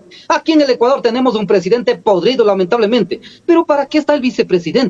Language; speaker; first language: Spanish; native; Spanish